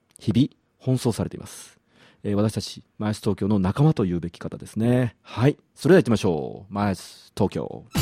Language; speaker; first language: Japanese; native; Japanese